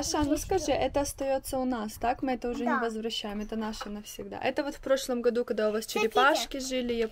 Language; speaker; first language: Russian; native; Russian